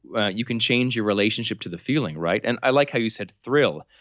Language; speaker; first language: English; native; English